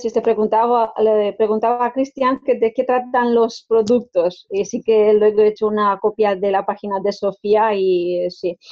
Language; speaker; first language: Spanish; non-native, fluent; Romanian